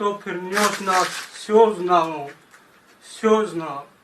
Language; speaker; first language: Russian; non-native, learner; Tajik